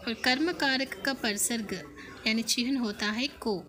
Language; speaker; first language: Hindi; non-native, local second language; Telugu